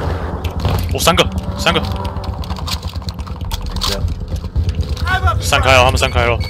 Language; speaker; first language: Chinese; native; Chinese